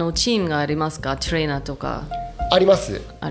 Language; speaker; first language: Japanese; non-native, fluent; English